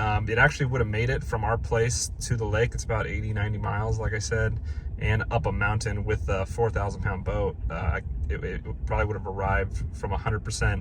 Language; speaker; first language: English; native; English